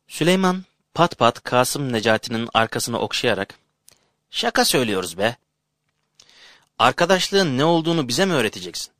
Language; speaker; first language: Turkish; native; Turkish